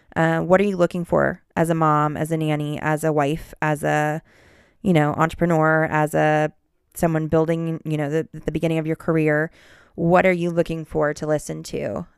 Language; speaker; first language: English; native; English